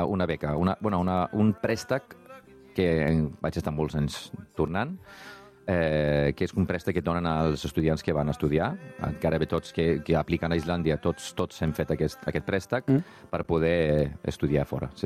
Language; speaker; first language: Catalan; non-native, fluent; Icelandic